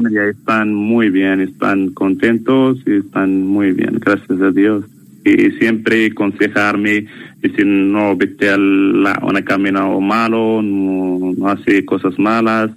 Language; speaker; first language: Spanish; non-native, learner; Arabic